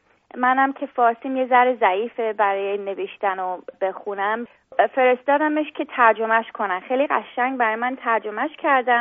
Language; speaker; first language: Persian; early bilingual, heritage; Persian